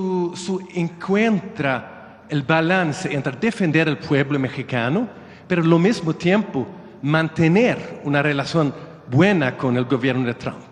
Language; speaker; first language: Spanish; non-native, learner; Swedish